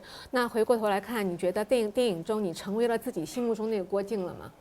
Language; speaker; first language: Chinese; native; Chinese